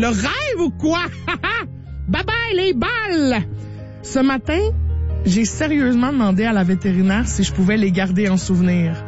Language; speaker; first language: French; native; French